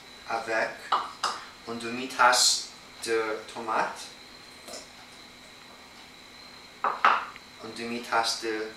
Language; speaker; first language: French; non-native, learner; English